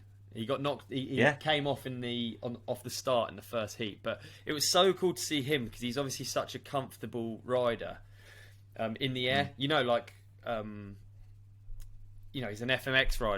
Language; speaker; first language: English; native; English